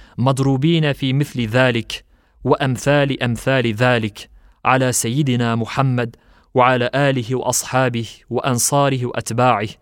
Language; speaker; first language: Arabic; non-native, fluent; Turkish